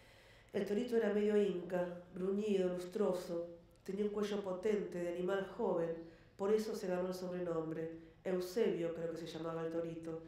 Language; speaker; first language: Spanish; native; Spanish